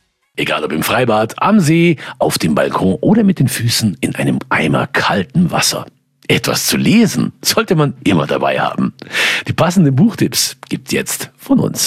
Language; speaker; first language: German; native; German